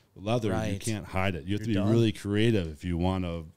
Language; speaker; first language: English; native; English